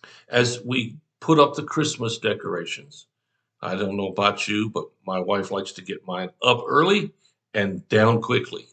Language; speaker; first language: English; native; English